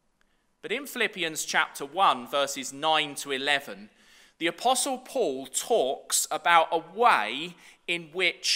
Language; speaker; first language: English; native; English